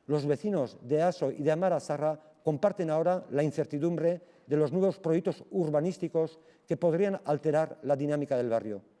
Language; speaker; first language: Spanish; non-native, local second language; Basque